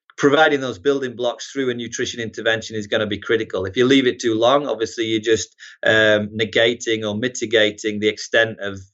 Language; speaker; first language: English; native; English